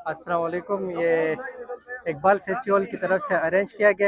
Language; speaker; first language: Hindi; non-native, local second language; Pashto